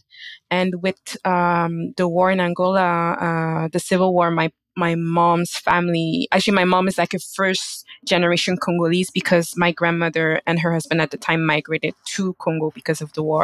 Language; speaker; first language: English; native; English